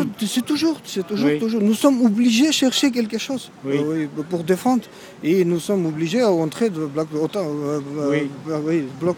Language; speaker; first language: French; non-native, learner; Georgian